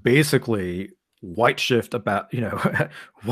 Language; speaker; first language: English; early bilingual, other home language; Spanish